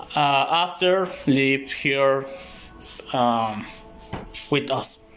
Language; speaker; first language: English; non-native, learner; Spanish